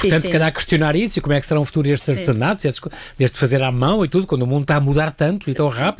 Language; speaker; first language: Portuguese; native; Portuguese